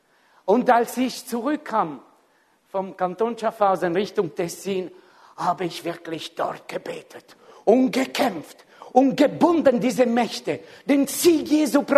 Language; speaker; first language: German; non-native, fluent; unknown